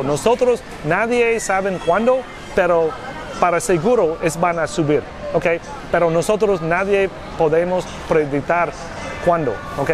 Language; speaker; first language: Spanish; non-native, learner; English